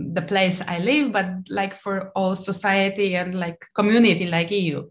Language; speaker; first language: English; non-native, fluent; Polish